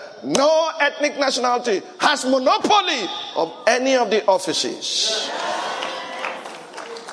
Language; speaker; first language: English; non-native, local second language; Yoruba